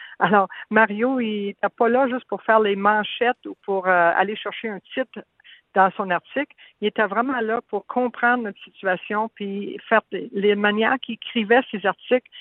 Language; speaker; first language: French; native; French